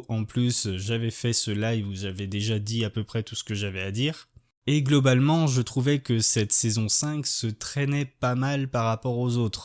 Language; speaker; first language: French; native; French